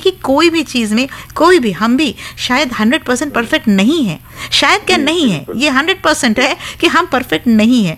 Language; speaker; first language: Hindi; native; Hindi